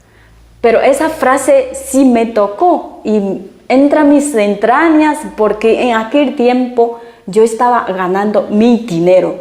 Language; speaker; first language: Spanish; non-native, fluent; Chinese